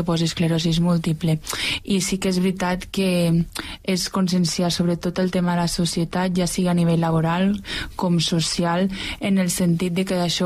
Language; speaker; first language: Catalan; native; Catalan